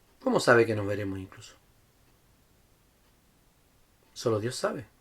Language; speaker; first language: Spanish; native; Spanish